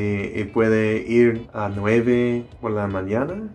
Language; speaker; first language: Spanish; non-native, learner; English